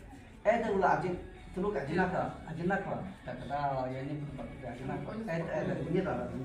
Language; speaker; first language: Russian; non-native, learner; Chinese